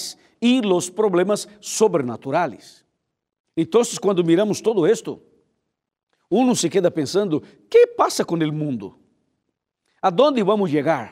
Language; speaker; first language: Spanish; non-native, fluent; Portuguese